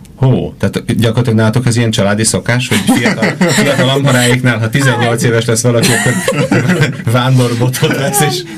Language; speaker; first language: Hungarian; native; Hungarian